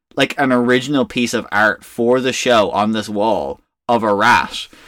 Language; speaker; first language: English; native; English